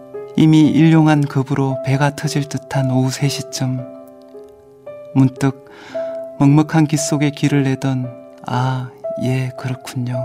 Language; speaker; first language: Korean; native; Korean